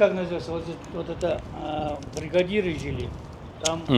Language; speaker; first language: Russian; non-native, local second language; Kazakh